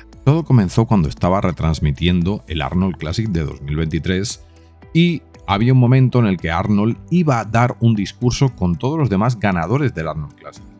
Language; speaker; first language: Spanish; native; Spanish